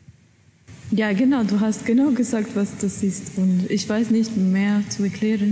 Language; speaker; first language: German; non-native, learner; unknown